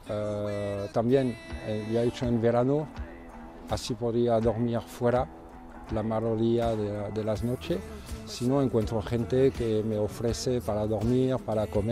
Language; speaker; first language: Spanish; non-native, fluent; French